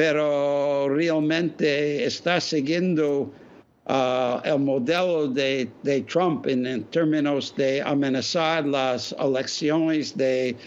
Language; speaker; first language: Spanish; non-native, fluent; English